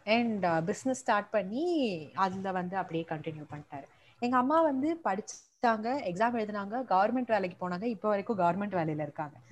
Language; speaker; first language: Tamil; native; Tamil